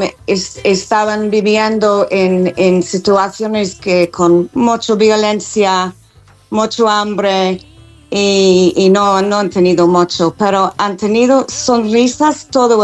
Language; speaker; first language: Spanish; non-native, fluent; English